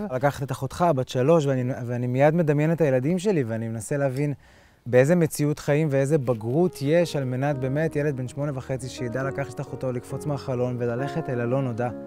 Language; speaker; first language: Hebrew; native; Hebrew